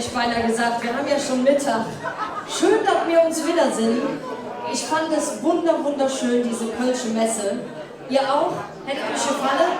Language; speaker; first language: German; native; German